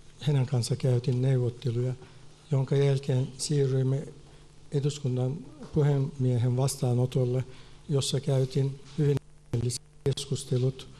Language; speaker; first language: Finnish; non-native, fluent; Turkish